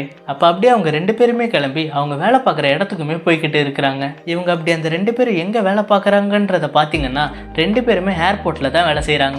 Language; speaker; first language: Tamil; native; Tamil